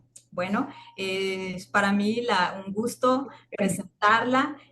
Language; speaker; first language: Spanish; native; Spanish